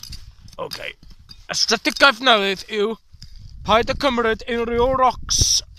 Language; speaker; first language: Welsh; non-native, learner; English